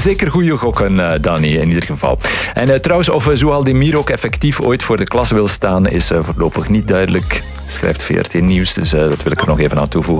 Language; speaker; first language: Dutch; native; Dutch